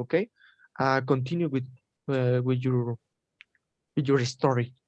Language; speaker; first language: English; non-native, learner; Spanish